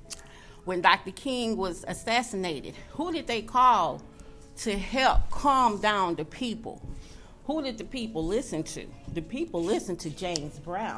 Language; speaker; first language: English; native; English